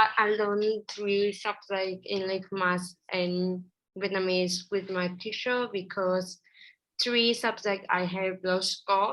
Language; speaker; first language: English; non-native, learner; Vietnamese